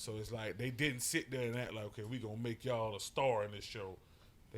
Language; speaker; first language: English; native; English